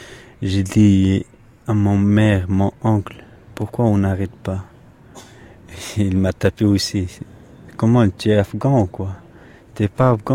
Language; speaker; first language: French; non-native, learner; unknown